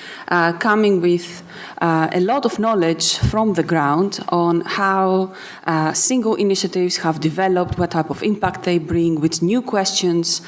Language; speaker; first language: English; non-native, fluent; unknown